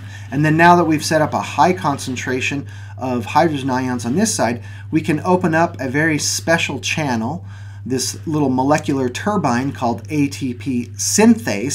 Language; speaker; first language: English; native; English